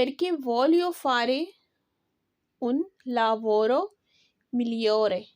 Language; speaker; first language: Italian; non-native, fluent; Urdu